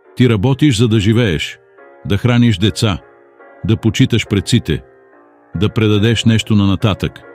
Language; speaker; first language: Bulgarian; non-native, learner; English